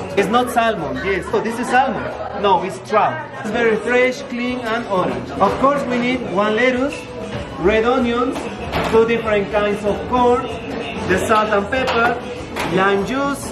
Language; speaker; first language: English; non-native, fluent; Spanish